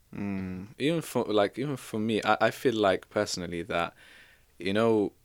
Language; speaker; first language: English; native; English